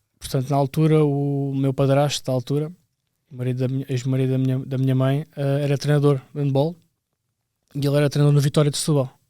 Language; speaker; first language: Portuguese; native; Portuguese